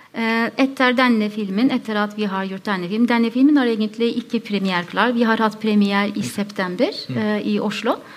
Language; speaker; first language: Norwegian; non-native, fluent; Turkish